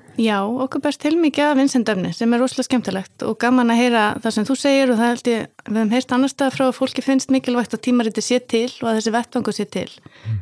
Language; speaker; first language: Icelandic; native; Icelandic